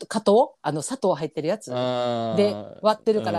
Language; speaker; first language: Japanese; native; Japanese